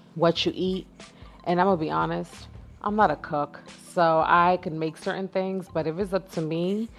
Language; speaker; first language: English; native; English